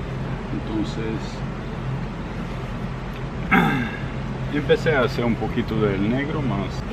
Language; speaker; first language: Spanish; non-native, fluent; Portuguese